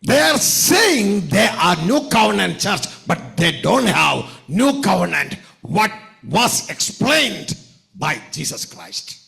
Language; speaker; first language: English; non-native, local second language; Malayalam